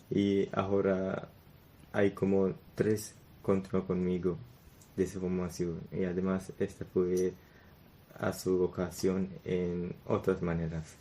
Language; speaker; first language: Spanish; non-native, learner; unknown